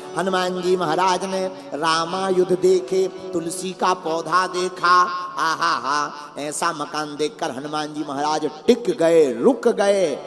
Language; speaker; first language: Hindi; native; Hindi